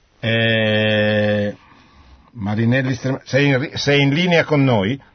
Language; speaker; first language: Italian; native; Italian